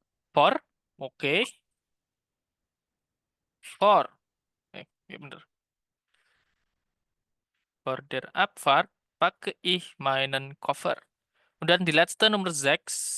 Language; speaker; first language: German; non-native, fluent; Indonesian